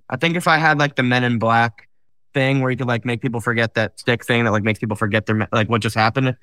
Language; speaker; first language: English; native; English